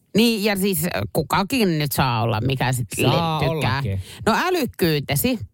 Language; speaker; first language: Finnish; native; Finnish